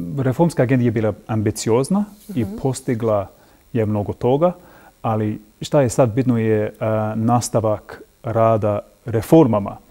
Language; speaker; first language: Croatian; non-native, fluent; English